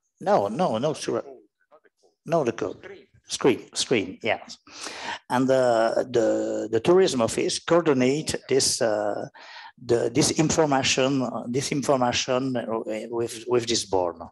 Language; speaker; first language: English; non-native, learner; French